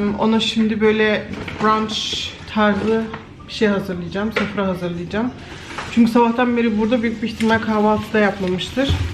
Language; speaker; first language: Turkish; early bilingual, heritage; Turkish